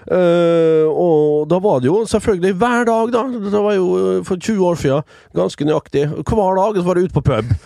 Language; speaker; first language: Norwegian; early bilingual, other home language; Dutch